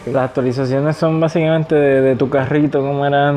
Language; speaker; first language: Spanish; native; Spanish